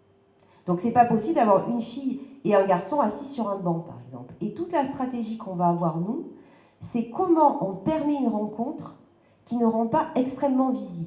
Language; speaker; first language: French; native; French